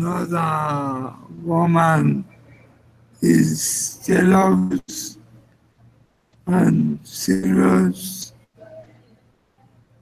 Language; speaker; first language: English; non-native, learner; Spanish